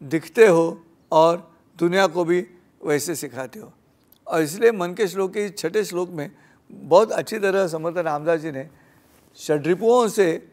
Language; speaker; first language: Hindi; non-native, local second language; Marathi